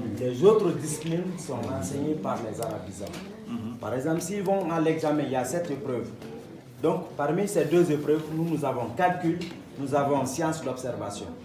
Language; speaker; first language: French; non-native, local second language; Fula